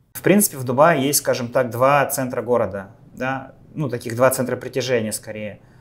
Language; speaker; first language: Russian; native; Russian